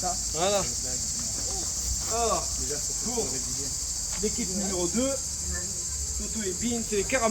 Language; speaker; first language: French; native; French